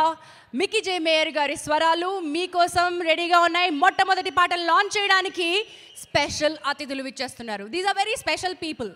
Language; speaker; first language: Telugu; native; Telugu